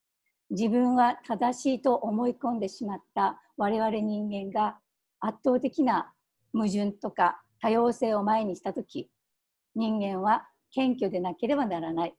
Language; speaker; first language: Japanese; native; Japanese